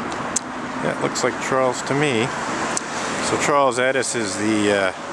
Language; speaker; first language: English; native; English